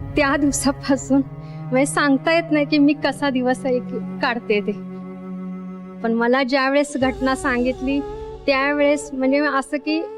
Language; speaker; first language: Marathi; native; Marathi